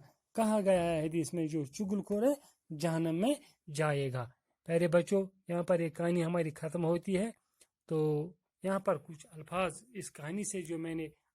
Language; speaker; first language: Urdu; non-native, local second language; Kashmiri